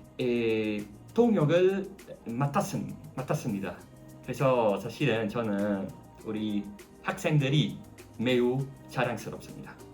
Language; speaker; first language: Korean; non-native, fluent; Italian